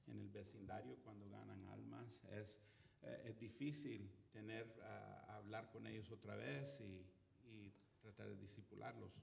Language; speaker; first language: Spanish; non-native, fluent; English